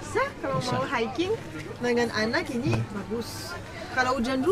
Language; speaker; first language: Indonesian; non-native, learner; Arabic